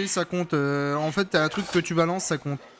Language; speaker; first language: French; native; French